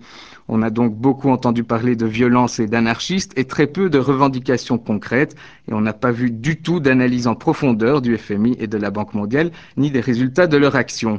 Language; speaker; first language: French; native; French